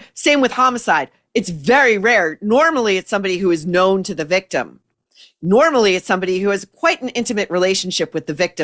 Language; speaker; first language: English; native; English